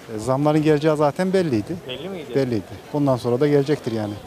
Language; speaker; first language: Turkish; native; Turkish